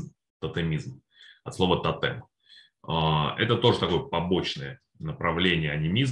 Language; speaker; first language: Russian; native; Russian